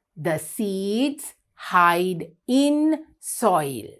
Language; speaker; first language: English; non-native, local second language; Sinhala